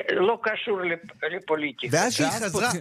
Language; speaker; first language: Hebrew; non-native, fluent; Russian